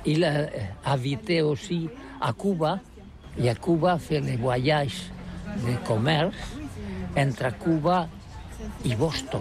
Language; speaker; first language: French; non-native, learner; Catalan